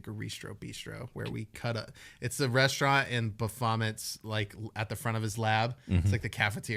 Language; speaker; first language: English; native; English